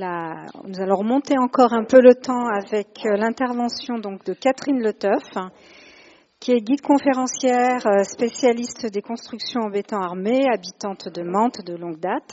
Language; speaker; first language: French; native; French